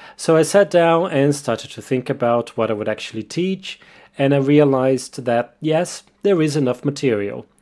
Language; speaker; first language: English; non-native, fluent; Portuguese